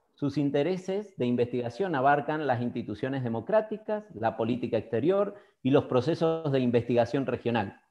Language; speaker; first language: Spanish; native; Spanish